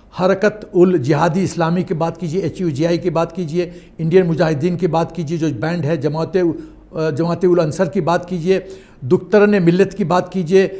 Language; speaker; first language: Hindi; native; Hindi